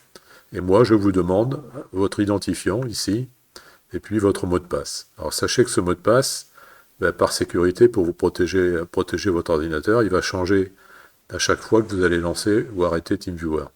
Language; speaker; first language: French; native; French